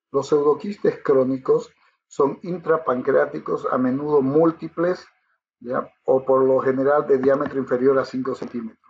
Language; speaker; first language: Spanish; native; Spanish